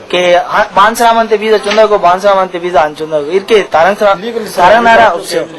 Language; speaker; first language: Korean; non-native, learner; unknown